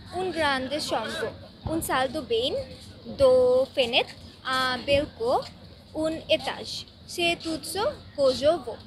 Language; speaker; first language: French; non-native, learner; Bangla